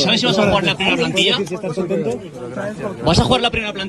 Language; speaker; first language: Spanish; native; Spanish